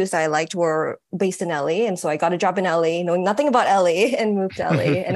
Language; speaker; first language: English; native; English